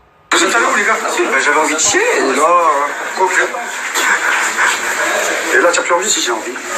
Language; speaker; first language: French; native; French